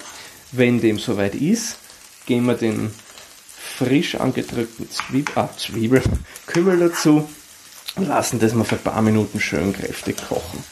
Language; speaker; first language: German; native; German